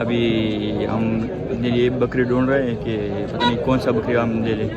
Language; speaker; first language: Hindi; non-native, local second language; Pashto